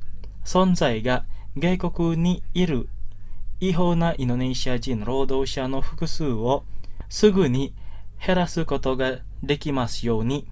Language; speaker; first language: Japanese; non-native, fluent; Indonesian